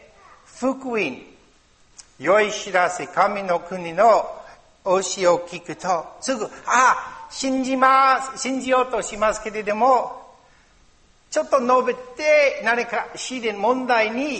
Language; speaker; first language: Japanese; non-native, learner; English